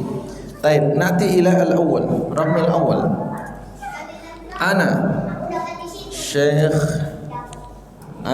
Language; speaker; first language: Arabic; non-native, fluent; Indonesian